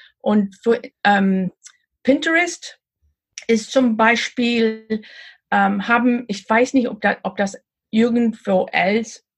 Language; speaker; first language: German; non-native, learner; English